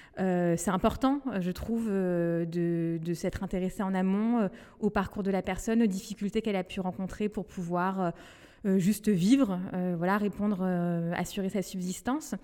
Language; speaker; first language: French; non-native, local second language; Malagasy